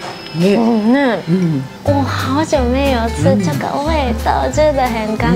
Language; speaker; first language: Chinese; non-native, fluent; Japanese